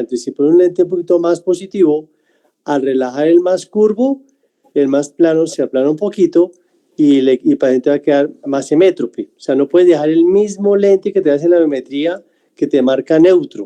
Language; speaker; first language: Spanish; native; Spanish